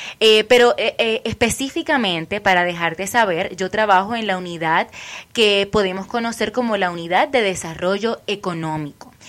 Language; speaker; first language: Spanish; native; Spanish